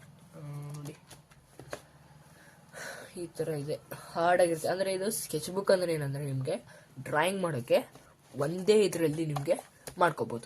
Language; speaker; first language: Kannada; native; Kannada